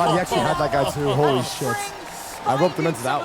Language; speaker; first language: English; native; English